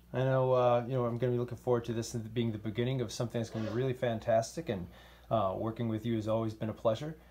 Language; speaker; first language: English; native; English